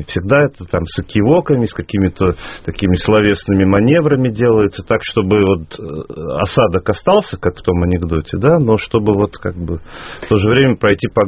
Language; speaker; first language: Russian; native; Russian